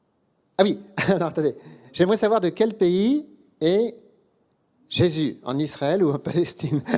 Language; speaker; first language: French; native; French